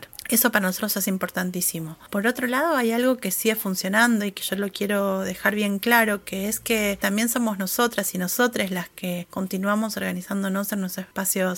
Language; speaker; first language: Spanish; native; Spanish